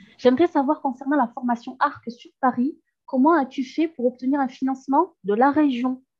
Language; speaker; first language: French; native; French